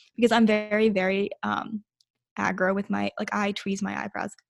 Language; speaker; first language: English; early bilingual, other home language; Hindi